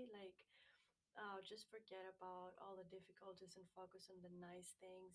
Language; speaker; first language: English; non-native, fluent; Greek